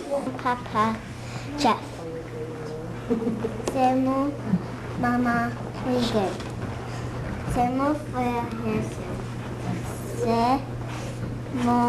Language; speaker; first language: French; non-native, learner; English